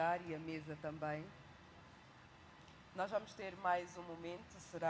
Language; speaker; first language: Portuguese; native; Portuguese